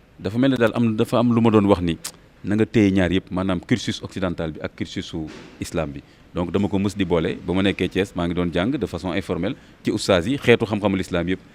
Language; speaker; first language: Wolof; native; Wolof